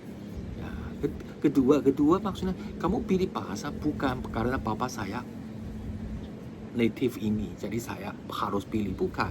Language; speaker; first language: Indonesian; non-native, fluent; Chinese